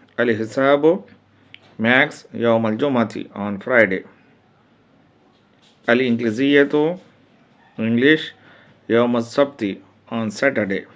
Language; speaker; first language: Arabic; non-native, fluent; Urdu